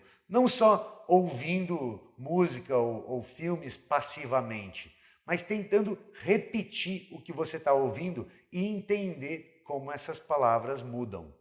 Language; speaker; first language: Portuguese; non-native, fluent; English